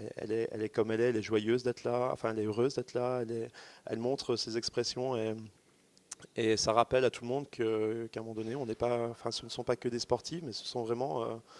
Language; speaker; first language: French; native; French